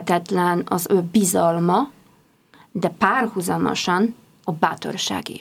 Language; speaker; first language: Hungarian; non-native, fluent; Polish